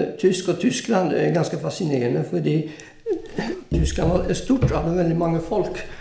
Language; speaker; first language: Norwegian; non-native, fluent; French